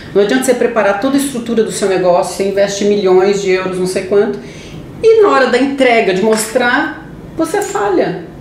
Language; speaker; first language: Portuguese; native; Portuguese